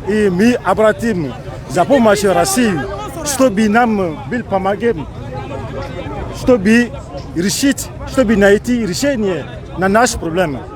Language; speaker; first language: Russian; non-native, learner; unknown